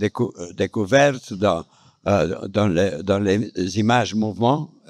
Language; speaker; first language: French; non-native, fluent; Romanian